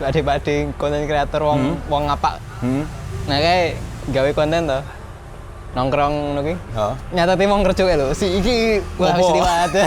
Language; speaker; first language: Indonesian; non-native, local second language; Javanese